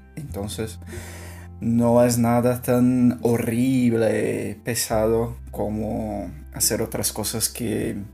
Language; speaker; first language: Spanish; non-native, learner; Portuguese